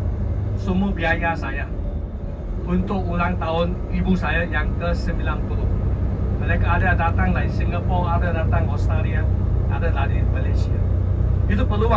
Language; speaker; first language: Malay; non-native, local second language; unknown